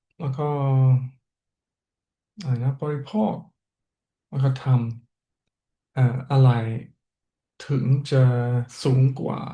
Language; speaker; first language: Thai; non-native, learner; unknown